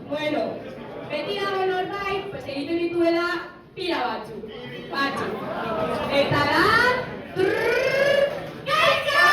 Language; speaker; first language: Basque; non-native, local second language; Spanish